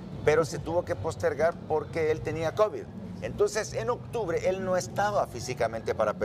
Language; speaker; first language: Spanish; native; Spanish